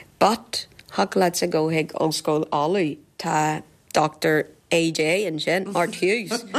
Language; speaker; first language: Irish; non-native, fluent; Portuguese